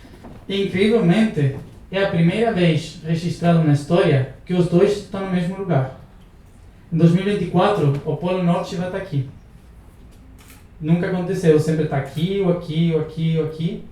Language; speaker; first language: Portuguese; non-native, learner; Spanish